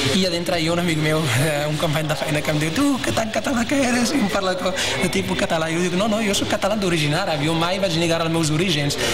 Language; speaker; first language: Catalan; non-native, fluent; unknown